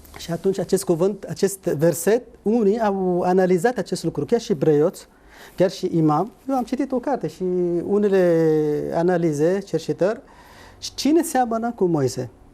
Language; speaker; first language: Romanian; non-native, fluent; Arabic